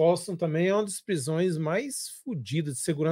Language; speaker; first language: Portuguese; native; Portuguese